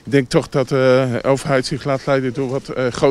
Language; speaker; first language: Dutch; native; Dutch